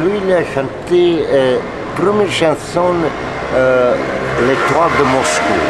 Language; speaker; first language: French; non-native, learner; Russian